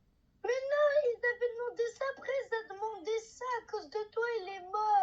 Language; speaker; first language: French; native; French